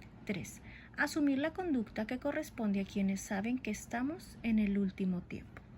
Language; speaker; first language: Spanish; native; Spanish